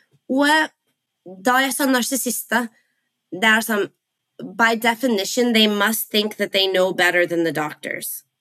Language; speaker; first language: English; native; English